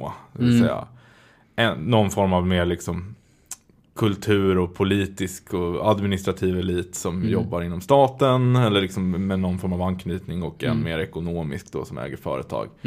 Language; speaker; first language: Swedish; native; Swedish